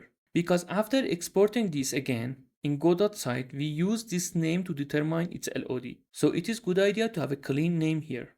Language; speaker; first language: English; non-native, fluent; Persian